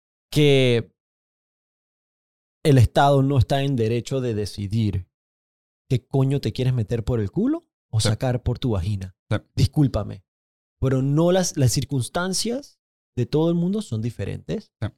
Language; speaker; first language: Spanish; native; Spanish